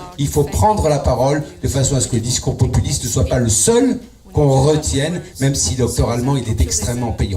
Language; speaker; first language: French; native; French